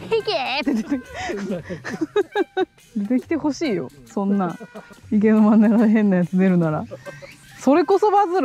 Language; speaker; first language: Japanese; native; Japanese